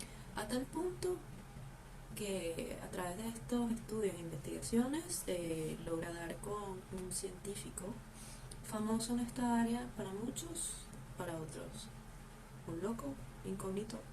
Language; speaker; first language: Spanish; native; Spanish